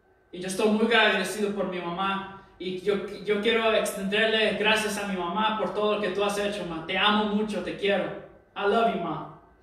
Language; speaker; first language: Spanish; early bilingual, heritage; Spanish